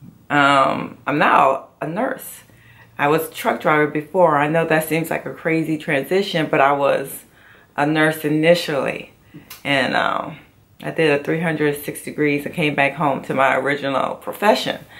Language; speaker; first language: English; native; English